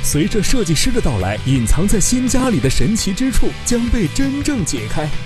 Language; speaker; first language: Chinese; native; Chinese